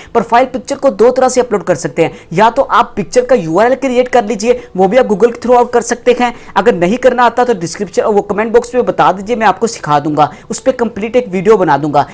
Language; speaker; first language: Urdu; non-native, local second language; Punjabi